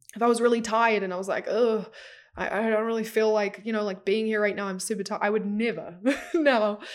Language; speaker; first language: English; native; English